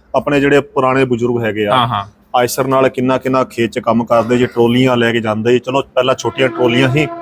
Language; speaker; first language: Punjabi; non-native, local second language; Haryanvi